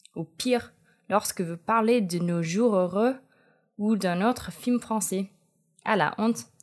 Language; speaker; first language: French; non-native, fluent; English